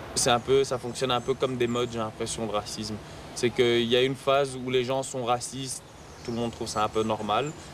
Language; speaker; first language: French; native; French